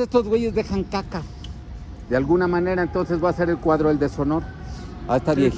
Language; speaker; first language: Spanish; native; Spanish